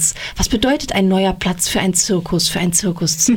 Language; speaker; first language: German; native; German